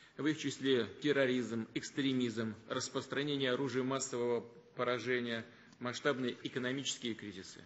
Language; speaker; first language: Russian; native; Russian